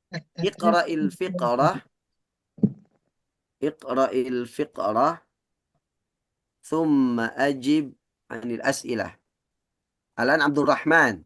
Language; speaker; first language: Arabic; non-native, fluent; Indonesian